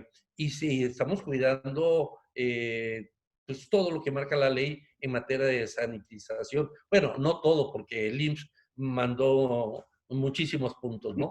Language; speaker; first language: Spanish; native; Spanish